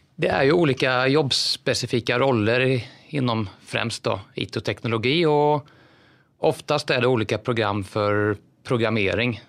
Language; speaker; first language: Swedish; native; Swedish